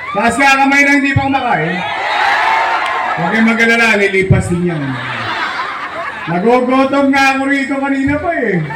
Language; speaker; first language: Filipino; native; Filipino